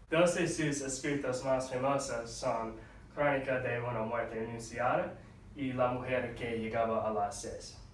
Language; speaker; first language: Spanish; non-native, learner; English